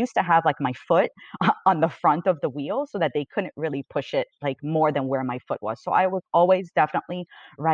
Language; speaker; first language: English; native; English